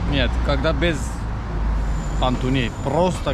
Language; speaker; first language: Russian; non-native, learner; Turkish